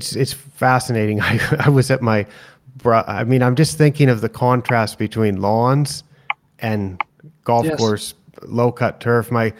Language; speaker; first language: English; native; English